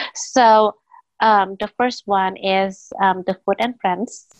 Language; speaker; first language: English; non-native, fluent; Indonesian